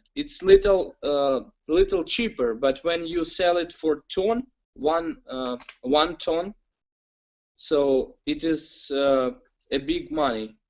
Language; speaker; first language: English; non-native, learner; Ukrainian